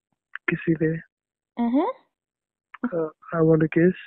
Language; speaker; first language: English; non-native, local second language; Hindi